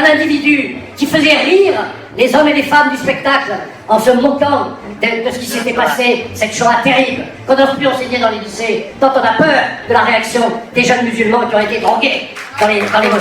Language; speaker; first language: French; native; French